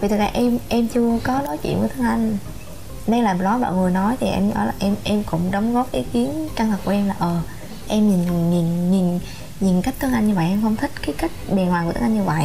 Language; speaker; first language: Vietnamese; native; Vietnamese